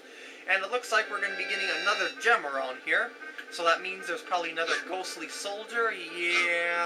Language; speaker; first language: English; native; English